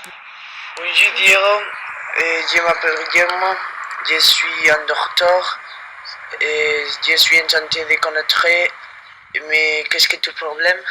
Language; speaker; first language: French; non-native, learner; Spanish